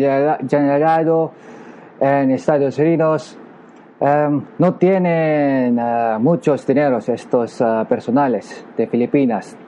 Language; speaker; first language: Spanish; non-native, learner; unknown